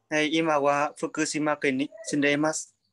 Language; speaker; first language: Japanese; non-native, learner; Vietnamese